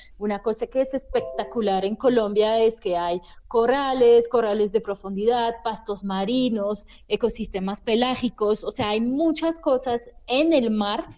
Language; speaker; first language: Spanish; non-native, fluent; French